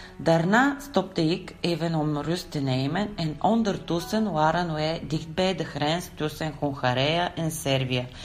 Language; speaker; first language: Dutch; non-native, learner; Bulgarian